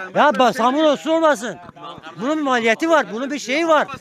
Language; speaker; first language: Turkish; native; Turkish